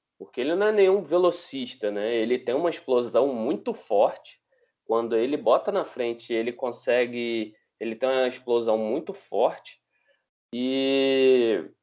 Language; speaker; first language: Portuguese; native; Portuguese